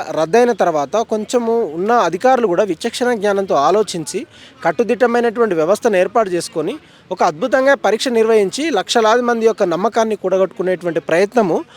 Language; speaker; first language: Telugu; native; Telugu